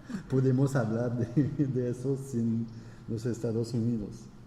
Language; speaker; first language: Spanish; non-native, fluent; French